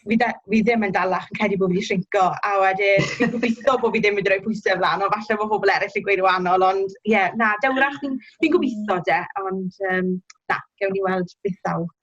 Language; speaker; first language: Welsh; native; Welsh